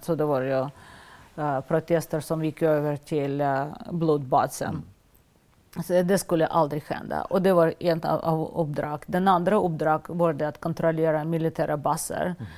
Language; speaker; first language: Swedish; non-native, fluent; Russian